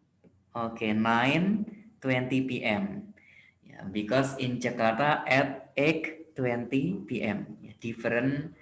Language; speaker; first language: English; non-native, fluent; Indonesian